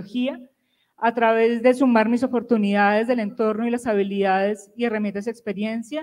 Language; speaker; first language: Spanish; native; Spanish